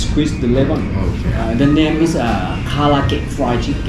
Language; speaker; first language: English; non-native, learner; Thai